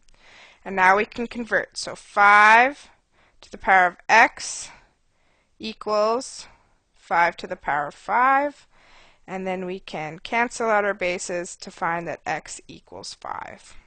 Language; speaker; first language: English; native; English